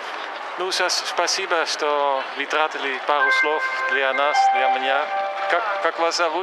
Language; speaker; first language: Russian; non-native, fluent; Dutch